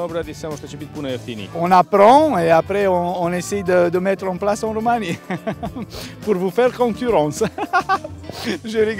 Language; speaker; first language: French; non-native, fluent; Romanian